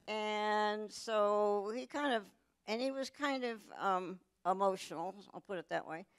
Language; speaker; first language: English; native; English